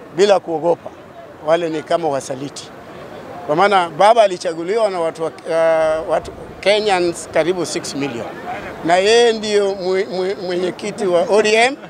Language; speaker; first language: Swahili; non-native, local second language; Luo (Kenya and Tanzania)